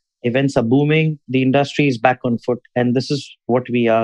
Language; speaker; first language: English; non-native, local second language; Urdu